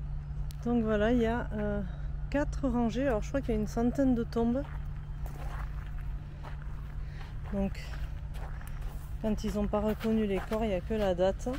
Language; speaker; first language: French; native; French